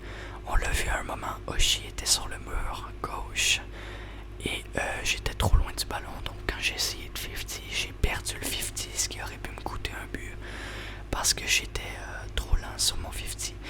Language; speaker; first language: French; native; French